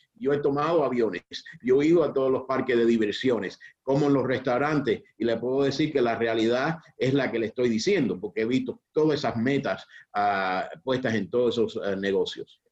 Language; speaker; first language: Spanish; early bilingual, heritage; Spanish